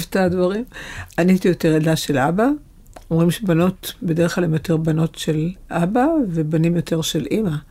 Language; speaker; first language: Hebrew; native; Hebrew